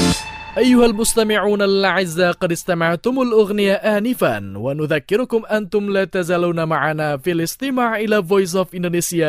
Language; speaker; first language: Arabic; non-native, fluent; Indonesian